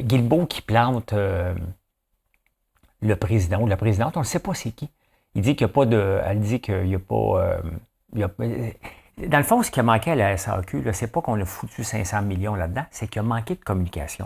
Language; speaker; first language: French; native; French